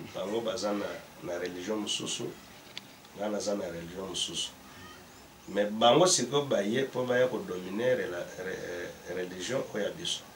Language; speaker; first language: Lingala; non-native, local second language; Kongo